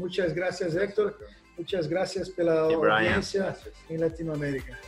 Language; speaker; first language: Spanish; non-native, learner; Portuguese